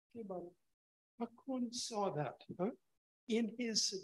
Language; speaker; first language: English; native; English